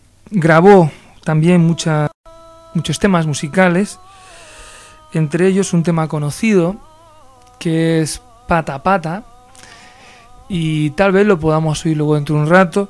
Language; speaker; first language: Spanish; native; Spanish